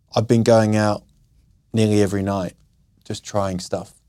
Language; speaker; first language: English; native; English